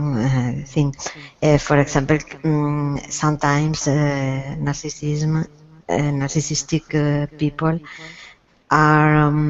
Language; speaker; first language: English; non-native, learner; Spanish